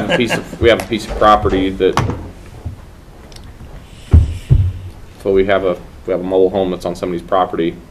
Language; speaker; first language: English; native; English